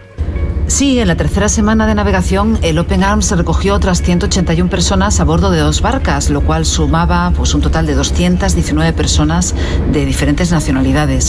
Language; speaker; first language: Spanish; native; Spanish